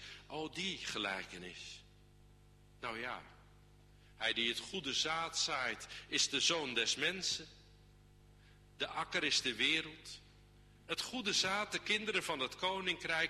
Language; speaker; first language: Dutch; native; Dutch